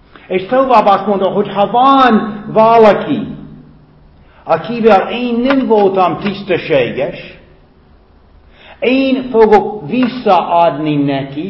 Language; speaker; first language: Hungarian; non-native, fluent; English